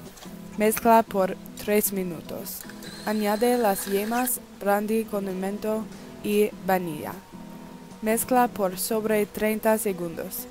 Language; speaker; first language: Spanish; non-native, learner; English